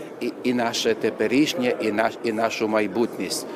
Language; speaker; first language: Ukrainian; early bilingual, heritage; Ukrainian